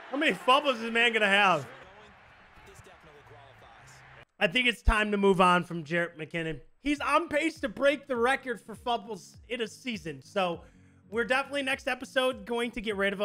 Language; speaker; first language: English; native; English